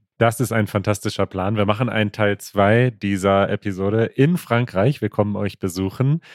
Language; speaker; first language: German; native; German